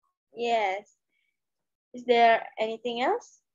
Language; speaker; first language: English; non-native, learner; Indonesian